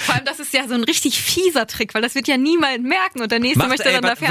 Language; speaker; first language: German; native; German